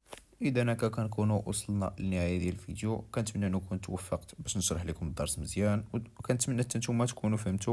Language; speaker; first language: Arabic; native; Arabic